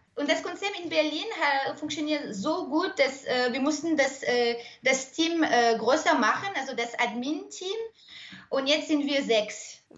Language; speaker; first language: German; non-native, fluent; French